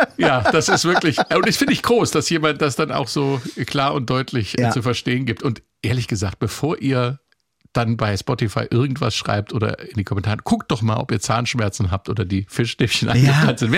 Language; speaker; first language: German; native; German